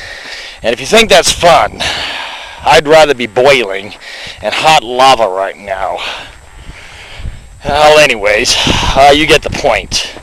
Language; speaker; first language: English; native; English